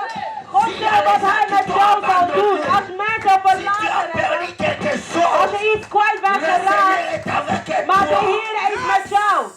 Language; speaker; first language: Dutch; non-native, fluent; Lingala